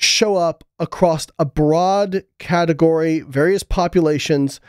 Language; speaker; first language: English; native; English